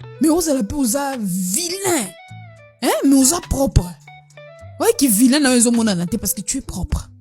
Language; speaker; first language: Lingala; native; Lingala